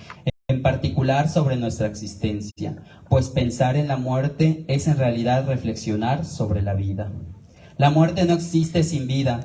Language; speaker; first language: Spanish; native; Spanish